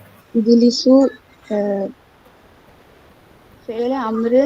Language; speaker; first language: Arabic; non-native, learner; Tamil